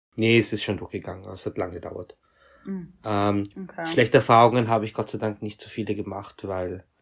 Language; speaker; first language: German; native; German